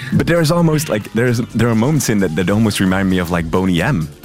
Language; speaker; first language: English; non-native, fluent; Dutch